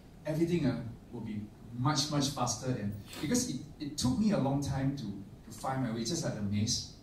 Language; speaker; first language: English; non-native, local second language; Chinese